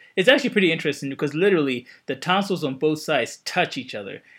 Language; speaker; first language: English; native; English